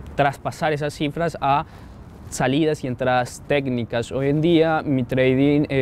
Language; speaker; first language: Spanish; native; Spanish